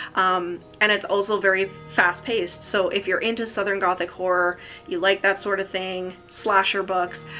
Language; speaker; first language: English; native; English